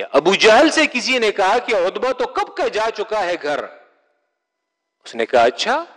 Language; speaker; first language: Urdu; non-native, local second language; Pashto